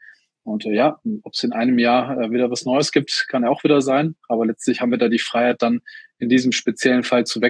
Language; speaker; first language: German; native; German